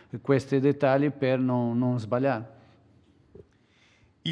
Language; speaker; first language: Italian; non-native, fluent; Portuguese